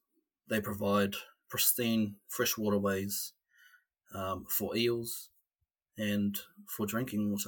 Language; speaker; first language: English; native; English